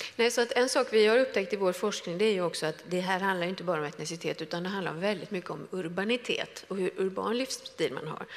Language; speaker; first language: Swedish; native; Swedish